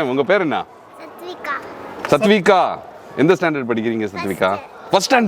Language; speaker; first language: Tamil; native; Tamil